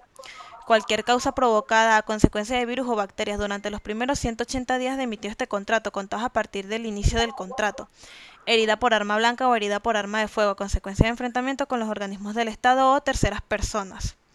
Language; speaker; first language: Spanish; native; Spanish